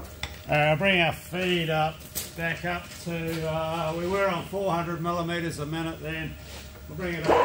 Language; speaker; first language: English; native; English